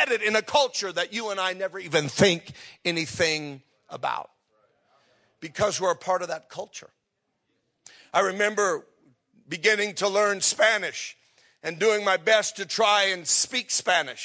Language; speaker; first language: English; native; English